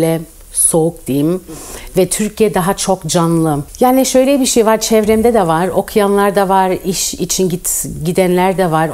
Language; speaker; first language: Turkish; early bilingual, heritage; Turkish